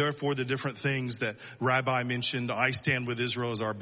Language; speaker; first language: English; native; English